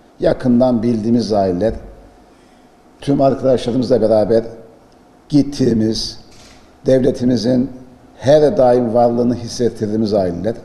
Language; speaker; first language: Turkish; native; Turkish